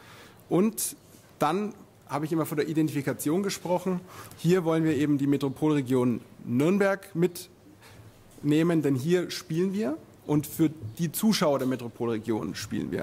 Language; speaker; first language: German; native; German